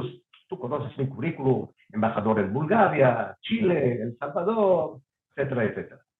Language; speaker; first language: Spanish; non-native, fluent; Hebrew